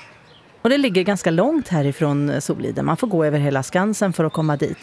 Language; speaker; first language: Swedish; native; Swedish